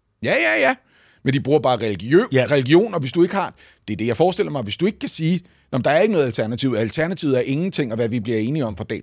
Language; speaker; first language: Danish; native; Danish